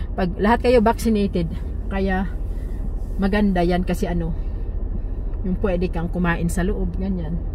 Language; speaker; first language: Filipino; native; Filipino